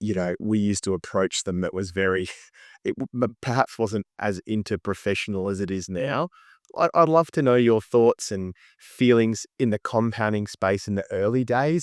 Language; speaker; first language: English; native; English